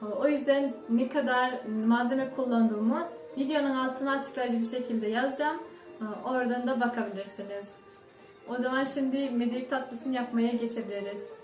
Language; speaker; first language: Turkish; non-native, fluent; Russian